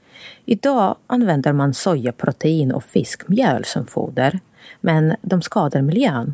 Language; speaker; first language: Swedish; non-native, fluent; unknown